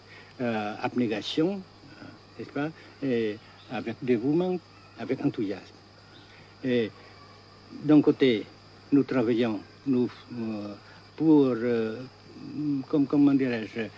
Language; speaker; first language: French; non-native, local second language; Vietnamese